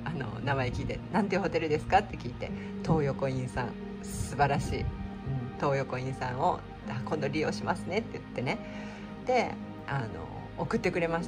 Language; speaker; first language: Japanese; native; Japanese